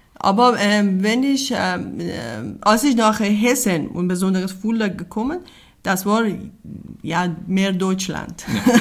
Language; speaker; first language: German; non-native, learner; Persian